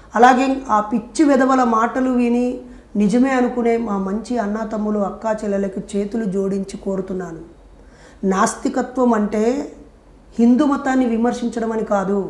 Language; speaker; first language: Telugu; native; Telugu